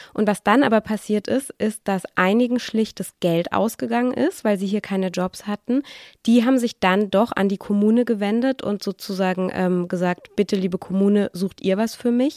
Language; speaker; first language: German; native; German